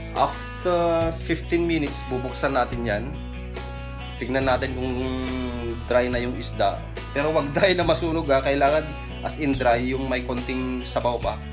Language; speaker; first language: Filipino; non-native, local second language; Iloko